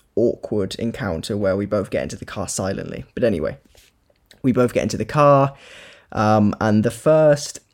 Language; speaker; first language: English; native; English